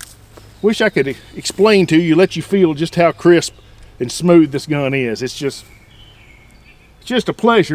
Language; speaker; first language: English; native; English